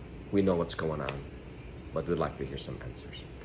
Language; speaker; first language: English; non-native, fluent; Ukrainian